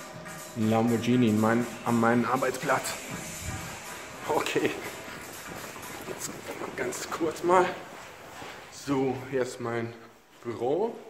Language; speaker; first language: German; non-native, fluent; Latvian